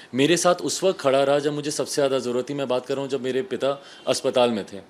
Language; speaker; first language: Hindi; native; Hindi